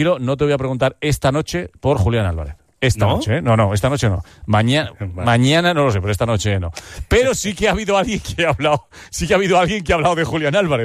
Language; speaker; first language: Spanish; native; Spanish